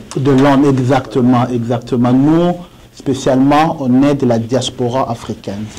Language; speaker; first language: French; non-native, local second language; Swahili